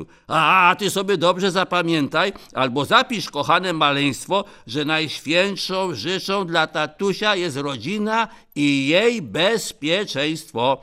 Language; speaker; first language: Polish; native; Polish